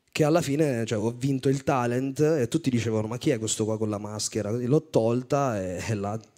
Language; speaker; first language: Italian; early bilingual, other home language; Amharic